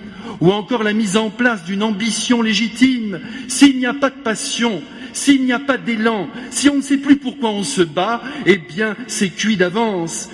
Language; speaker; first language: French; native; French